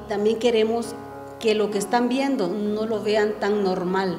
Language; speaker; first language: Spanish; native; Spanish